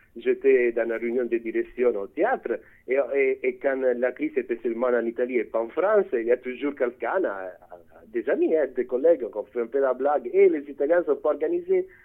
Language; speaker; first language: French; non-native, fluent; Italian